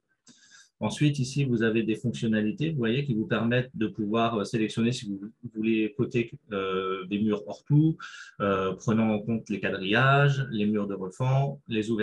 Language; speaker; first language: French; native; French